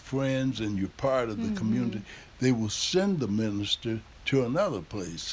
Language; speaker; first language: English; native; English